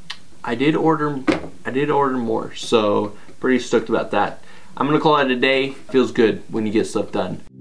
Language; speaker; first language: English; native; English